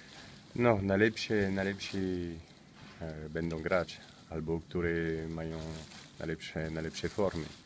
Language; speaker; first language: Polish; non-native, learner; French